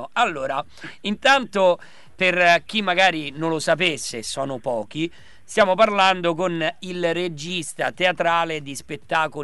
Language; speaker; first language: Italian; native; Italian